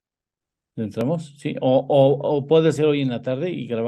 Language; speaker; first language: Spanish; native; Spanish